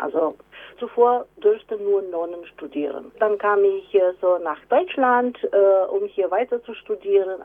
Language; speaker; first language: German; non-native, fluent; Romanian